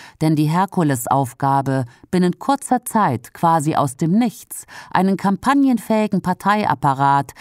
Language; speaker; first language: German; native; German